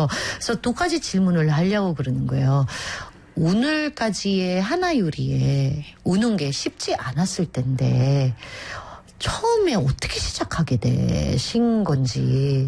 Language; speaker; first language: Korean; native; Korean